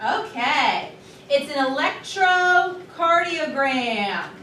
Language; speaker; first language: English; native; English